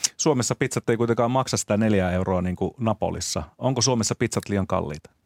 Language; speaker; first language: Finnish; native; Finnish